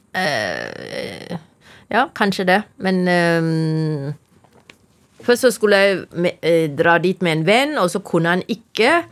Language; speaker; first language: Norwegian; non-native, fluent; Chinese